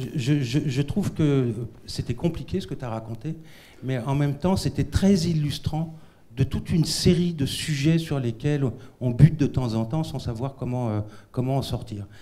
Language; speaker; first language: French; native; French